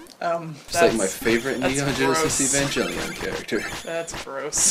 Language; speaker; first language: English; native; English